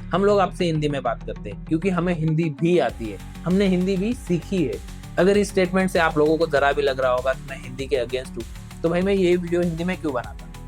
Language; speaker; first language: Hindi; non-native, local second language; Marathi